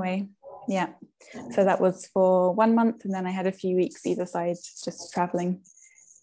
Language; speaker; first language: English; native; English